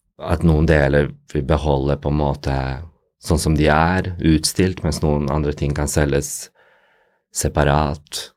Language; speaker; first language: Norwegian; early bilingual, other home language; Bosnian